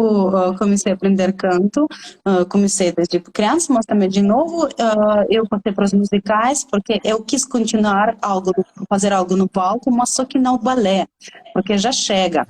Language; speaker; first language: Portuguese; non-native, fluent; Russian